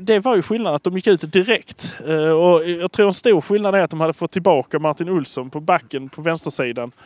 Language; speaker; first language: Swedish; native; Swedish